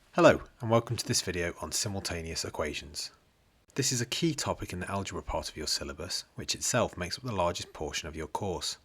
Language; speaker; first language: English; native; English